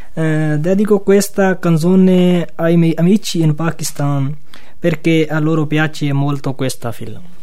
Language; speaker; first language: Italian; non-native, fluent; Urdu